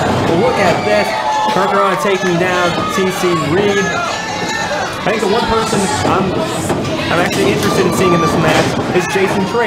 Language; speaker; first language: English; native; English